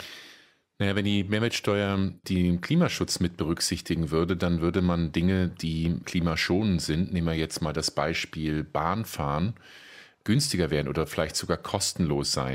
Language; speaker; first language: German; native; German